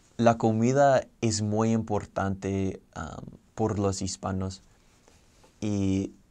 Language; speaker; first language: Spanish; non-native, fluent; English